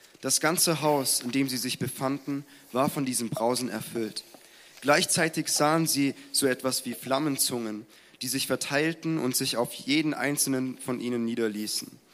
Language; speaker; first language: German; non-native, learner; Arabic